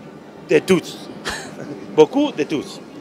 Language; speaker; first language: French; non-native, learner; Spanish